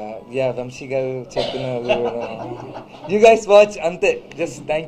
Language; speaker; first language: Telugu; non-native, learner; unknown